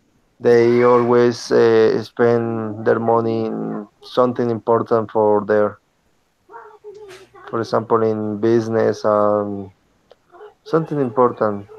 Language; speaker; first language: English; non-native, learner; Spanish